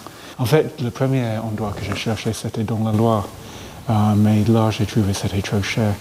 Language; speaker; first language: French; non-native, fluent; English